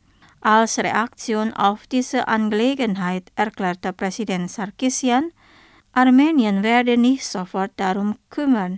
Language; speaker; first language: German; non-native, fluent; Indonesian